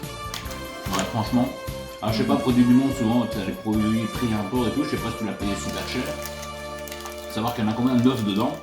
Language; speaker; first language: French; native; French